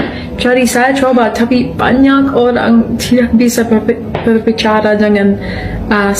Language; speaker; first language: Indonesian; non-native, learner; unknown